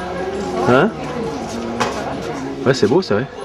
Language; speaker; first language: French; native; French